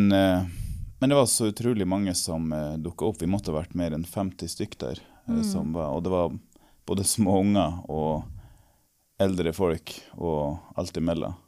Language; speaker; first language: Norwegian; native; Norwegian